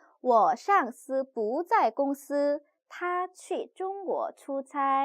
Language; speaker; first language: Chinese; non-native, fluent; Korean